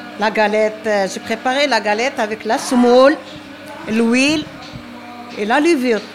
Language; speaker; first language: French; non-native, local second language; Arabic